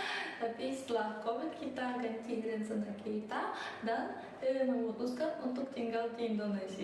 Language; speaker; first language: Indonesian; early bilingual, other home language; Russian